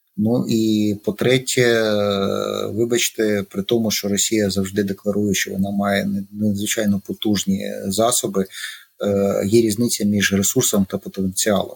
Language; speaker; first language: Ukrainian; native; Ukrainian